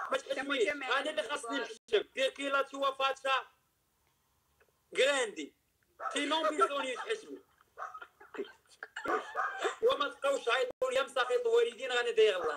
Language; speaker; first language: Italian; non-native, learner; Arabic